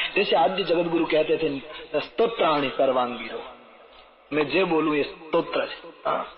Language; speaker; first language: Hindi; non-native, local second language; Gujarati